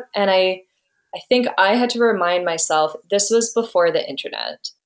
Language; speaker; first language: English; native; English